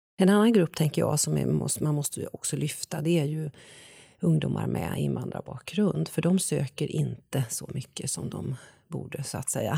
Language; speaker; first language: Swedish; native; Swedish